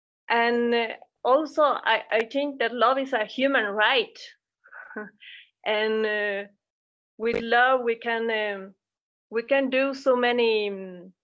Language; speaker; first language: English; non-native, fluent; Spanish